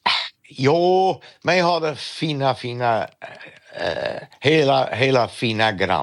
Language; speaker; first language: Swedish; non-native, fluent; Dutch